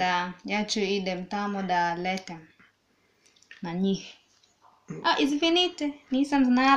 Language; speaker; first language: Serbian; non-native, learner; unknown